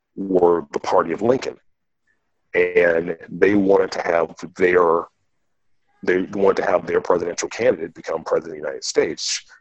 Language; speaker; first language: English; native; English